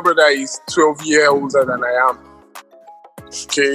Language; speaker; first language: English; non-native, local second language; Yoruba